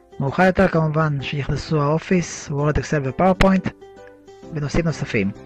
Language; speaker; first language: Hebrew; early bilingual, other home language; Russian